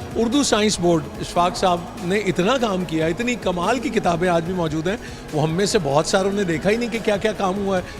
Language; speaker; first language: Urdu; native; Urdu